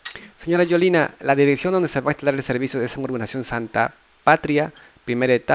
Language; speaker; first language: Spanish; native; Spanish